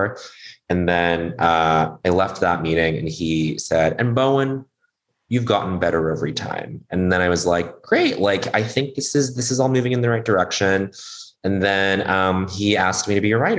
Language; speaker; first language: English; native; English